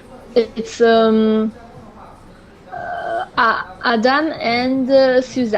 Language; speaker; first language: English; non-native, learner; French